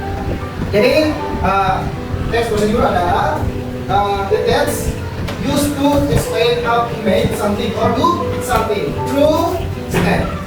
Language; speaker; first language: English; non-native, learner; Indonesian